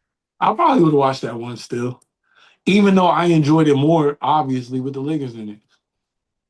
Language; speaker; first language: English; native; English